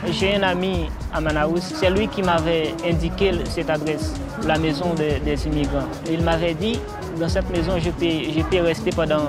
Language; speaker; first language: French; non-native, local second language; Haitian Creole